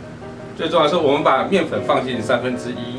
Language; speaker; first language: Chinese; native; Chinese